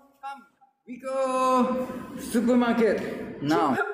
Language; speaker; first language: English; non-native, learner; Thai